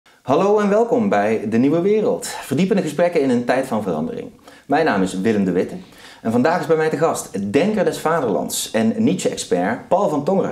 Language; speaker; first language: Dutch; native; Dutch